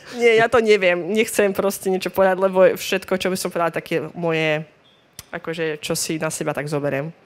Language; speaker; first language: Slovak; non-native, fluent; Russian